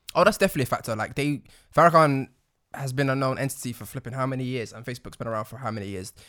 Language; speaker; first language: English; native; English